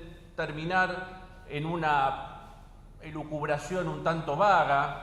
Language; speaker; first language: Spanish; native; Spanish